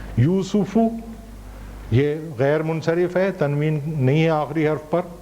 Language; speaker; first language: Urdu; native; Urdu